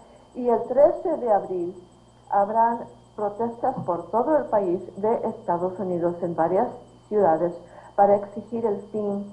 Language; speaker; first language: Spanish; early bilingual, heritage; Spanish